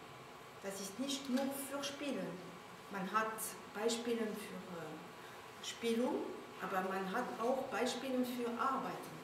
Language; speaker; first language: German; non-native, learner; French